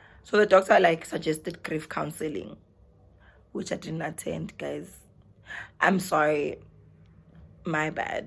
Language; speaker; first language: English; non-native, local second language; Zulu